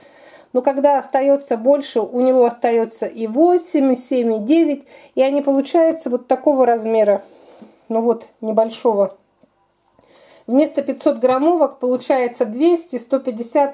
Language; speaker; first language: Russian; native; Russian